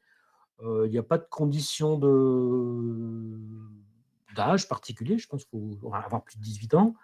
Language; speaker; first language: French; native; French